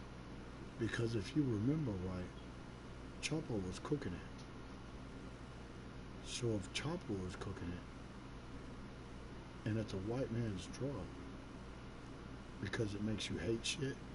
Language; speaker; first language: English; native; English